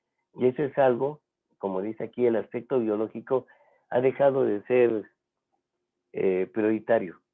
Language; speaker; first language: Spanish; native; Spanish